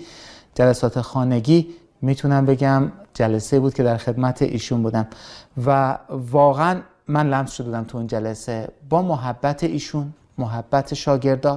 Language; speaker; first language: Persian; native; Persian